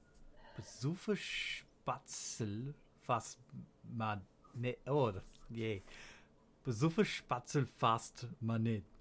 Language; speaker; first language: German; non-native, learner; English